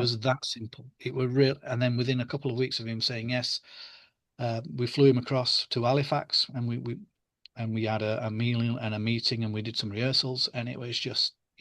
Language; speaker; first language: English; native; English